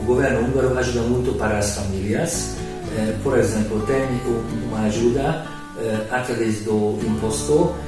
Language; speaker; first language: Portuguese; non-native, learner; Hungarian